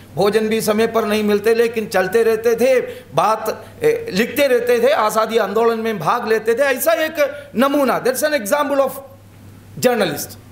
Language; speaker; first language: Hindi; non-native, local second language; Malayalam